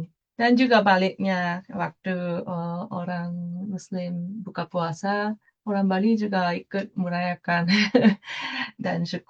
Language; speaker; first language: Indonesian; non-native, fluent; Japanese